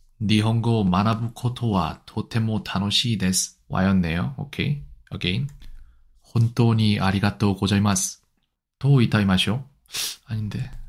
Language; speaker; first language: Japanese; non-native, learner; Korean